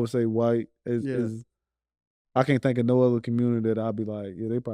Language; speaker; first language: English; native; English